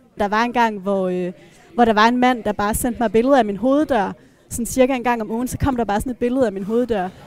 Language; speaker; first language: Danish; native; Danish